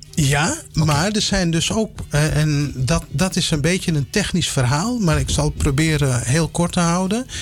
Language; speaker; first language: Dutch; early bilingual, other home language; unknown